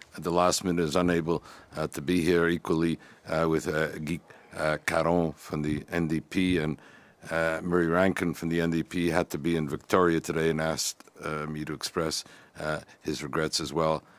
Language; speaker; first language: English; native; English